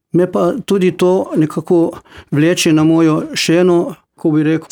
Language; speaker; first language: Slovenian; non-native, fluent; Croatian